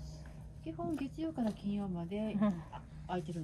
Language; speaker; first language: Japanese; native; Japanese